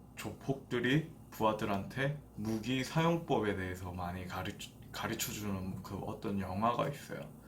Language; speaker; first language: Korean; native; Korean